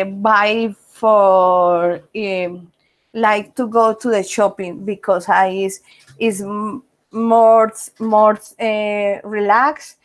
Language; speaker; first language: English; non-native, learner; Spanish